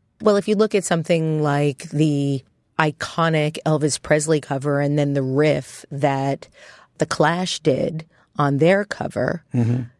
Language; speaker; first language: English; native; English